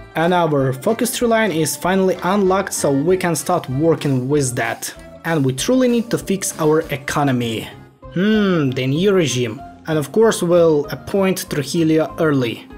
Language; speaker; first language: English; non-native, fluent; Ukrainian